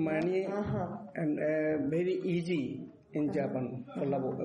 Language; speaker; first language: English; non-native, learner; Bangla